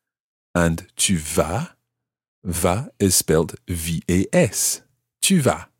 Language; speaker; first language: French; non-native, fluent; English